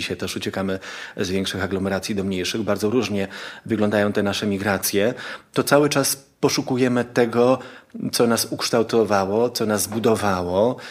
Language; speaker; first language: Polish; early bilingual, heritage; Polish